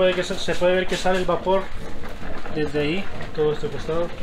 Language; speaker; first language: Spanish; native; Spanish